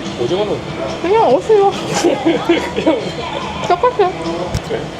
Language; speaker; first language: Korean; non-native, learner; Vietnamese